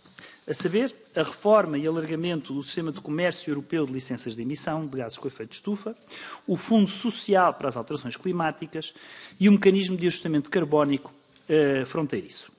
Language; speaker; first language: Portuguese; native; Portuguese